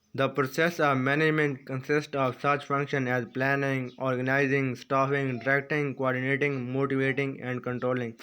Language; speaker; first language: English; non-native, local second language; Urdu